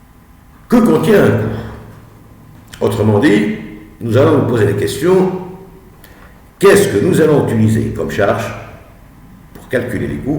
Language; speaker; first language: French; non-native, local second language; Arabic